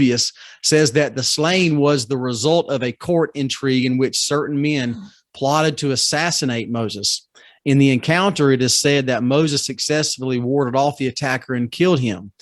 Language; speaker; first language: English; native; English